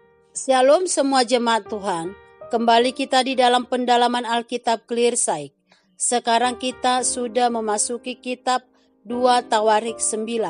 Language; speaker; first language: Indonesian; native; Indonesian